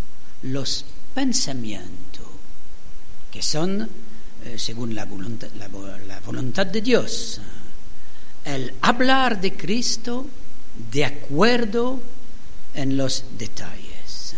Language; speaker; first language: Spanish; non-native, fluent; French